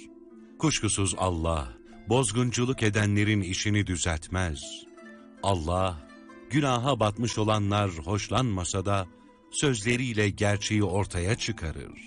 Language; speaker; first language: Turkish; native; Turkish